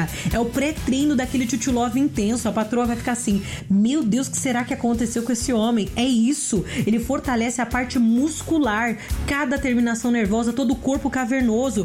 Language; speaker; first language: Portuguese; native; Portuguese